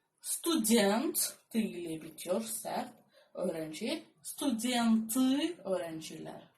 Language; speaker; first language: Turkish; non-native, fluent; Russian